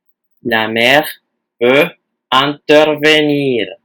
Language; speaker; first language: French; non-native, fluent; Spanish